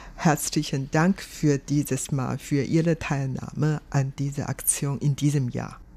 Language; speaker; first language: German; non-native, fluent; Chinese